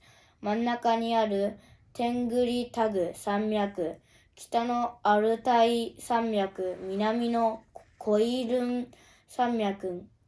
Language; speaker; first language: Japanese; early bilingual, other home language; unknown